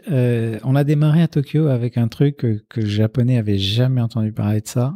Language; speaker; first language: French; native; French